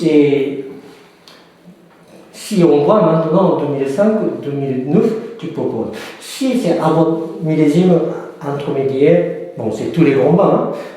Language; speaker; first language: French; non-native, fluent; Japanese